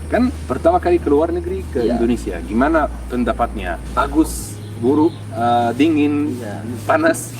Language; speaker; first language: Indonesian; non-native, fluent; Arabic